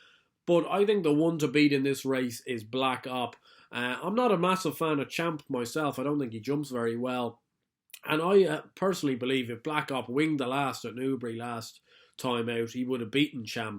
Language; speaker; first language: English; native; English